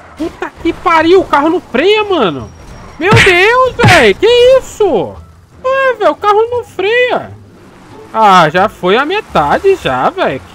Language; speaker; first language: Portuguese; native; Portuguese